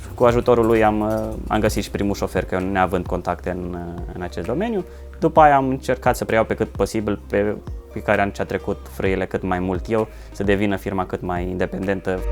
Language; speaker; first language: Romanian; early bilingual, heritage; Romanian